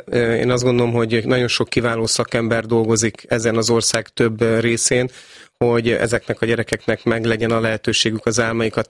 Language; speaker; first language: Hungarian; native; Hungarian